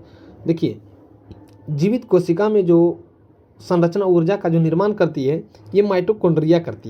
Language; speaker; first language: Hindi; native; Hindi